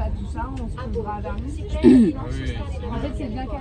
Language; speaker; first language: French; native; French